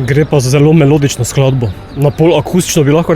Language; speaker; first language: Slovenian; native; Slovenian